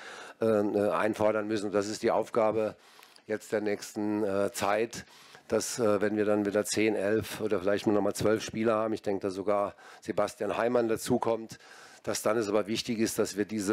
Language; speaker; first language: German; native; German